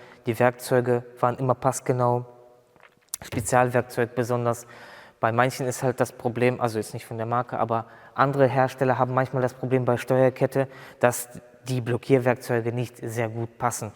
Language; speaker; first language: German; native; German